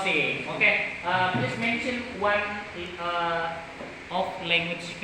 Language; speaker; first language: English; non-native, learner; Indonesian